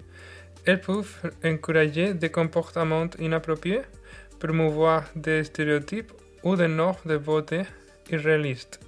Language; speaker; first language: French; non-native, learner; Spanish